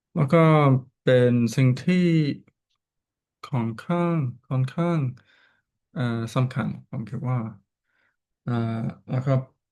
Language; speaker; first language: Thai; non-native, learner; English